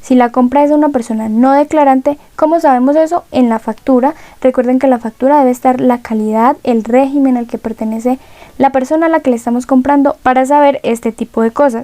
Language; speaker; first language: Spanish; native; Spanish